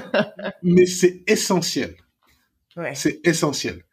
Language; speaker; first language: French; non-native, local second language; Wolof